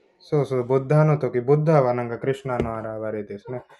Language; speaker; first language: Japanese; non-native, learner; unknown